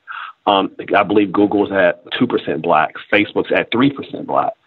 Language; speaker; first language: English; native; English